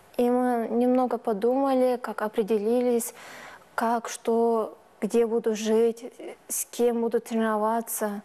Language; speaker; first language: Russian; non-native, local second language; Turkish